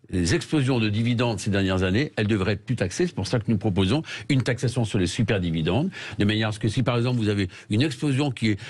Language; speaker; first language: French; native; French